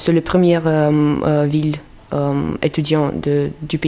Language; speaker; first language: French; non-native, fluent; Romanian